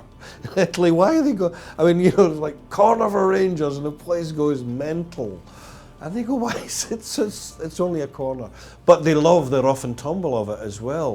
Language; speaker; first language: English; native; English